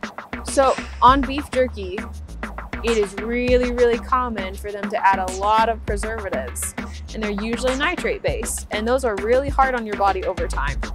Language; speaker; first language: English; native; English